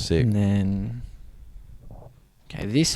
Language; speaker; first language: English; native; English